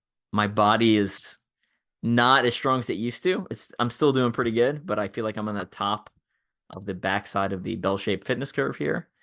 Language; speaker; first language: English; native; English